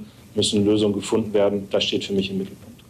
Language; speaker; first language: German; native; German